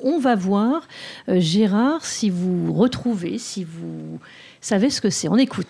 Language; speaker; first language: French; native; French